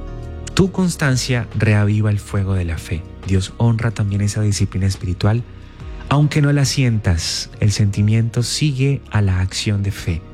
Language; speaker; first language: Spanish; native; Spanish